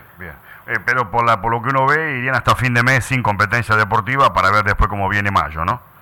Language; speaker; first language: Spanish; native; Spanish